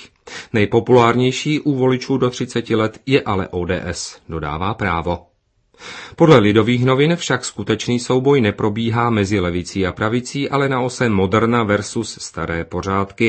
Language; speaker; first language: Czech; native; Czech